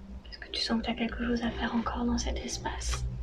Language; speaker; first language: French; native; French